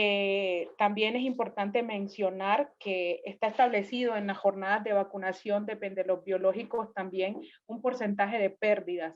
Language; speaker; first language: Spanish; native; Spanish